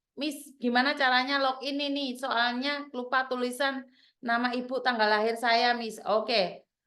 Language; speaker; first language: Indonesian; non-native, local second language; Javanese